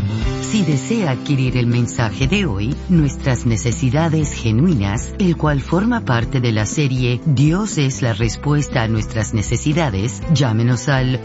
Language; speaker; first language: Spanish; native; Spanish